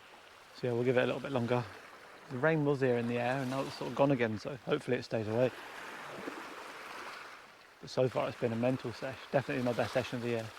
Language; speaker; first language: English; native; English